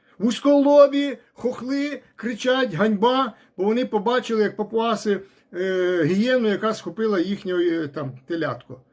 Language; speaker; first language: Ukrainian; non-native, local second language; Russian